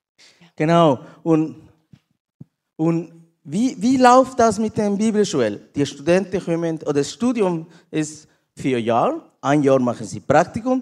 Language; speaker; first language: German; non-native, learner; Spanish